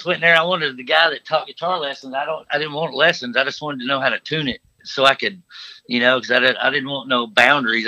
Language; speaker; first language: English; native; English